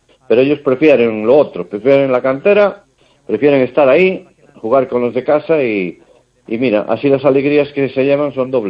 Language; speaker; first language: Spanish; native; Spanish